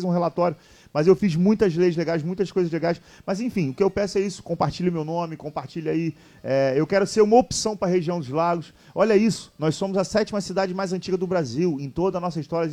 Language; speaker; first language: Portuguese; native; Portuguese